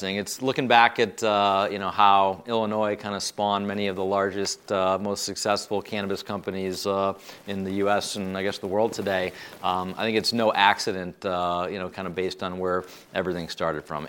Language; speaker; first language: English; native; English